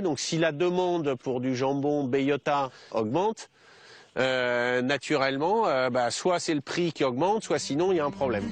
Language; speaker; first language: French; native; French